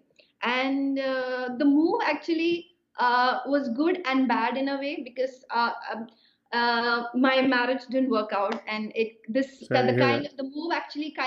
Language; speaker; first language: English; non-native, local second language; Malayalam